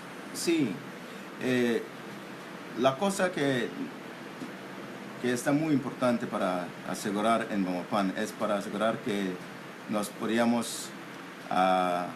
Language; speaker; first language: Spanish; non-native, local second language; English